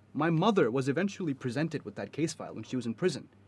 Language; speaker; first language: English; early bilingual, other home language; Urdu